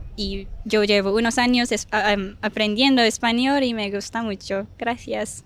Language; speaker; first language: Spanish; non-native, learner; Japanese